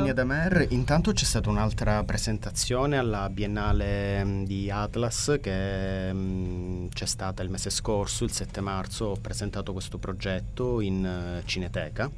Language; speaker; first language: Italian; native; Italian